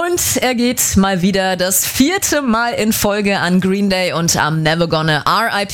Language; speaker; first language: German; native; German